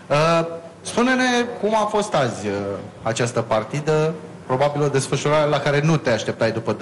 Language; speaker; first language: Romanian; native; Romanian